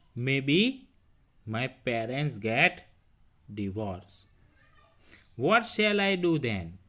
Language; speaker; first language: English; non-native, local second language; Hindi